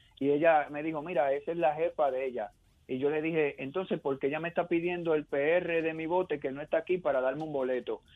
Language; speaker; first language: Spanish; native; Spanish